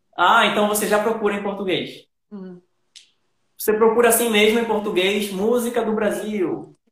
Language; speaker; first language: Portuguese; native; Portuguese